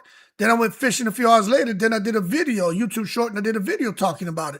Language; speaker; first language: English; native; English